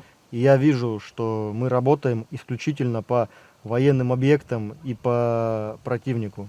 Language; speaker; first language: Russian; native; Russian